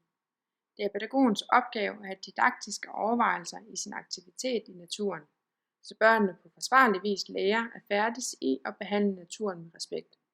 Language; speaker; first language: Danish; native; Danish